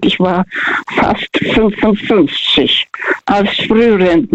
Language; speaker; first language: German; non-native, fluent; Russian